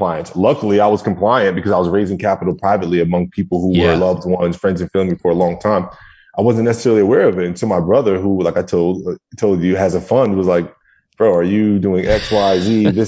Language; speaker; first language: English; native; English